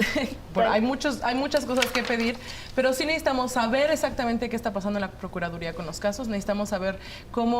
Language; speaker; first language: Spanish; native; Spanish